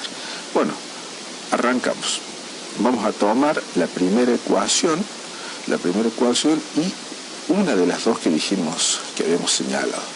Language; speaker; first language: Spanish; native; Spanish